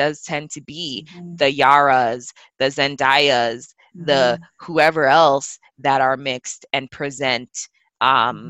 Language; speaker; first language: English; native; English